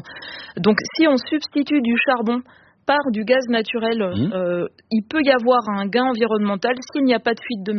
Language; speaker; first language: French; native; French